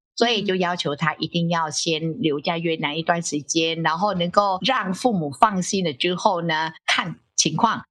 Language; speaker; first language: Chinese; non-native, fluent; Vietnamese